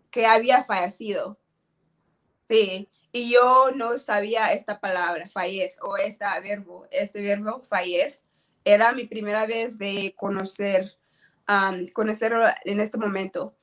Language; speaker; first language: Spanish; non-native, learner; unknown